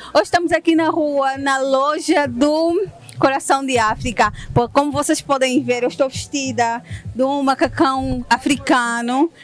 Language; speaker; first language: Portuguese; native; Portuguese